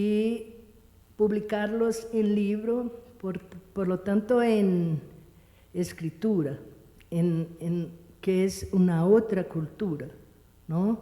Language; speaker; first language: Spanish; non-native, fluent; Portuguese